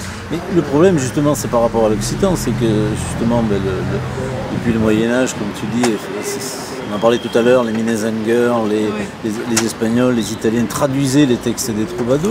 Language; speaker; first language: French; native; French